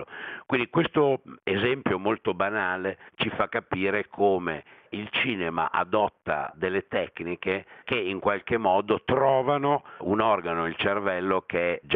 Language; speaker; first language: Italian; native; Italian